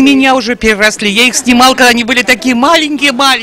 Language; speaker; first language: Russian; native; Russian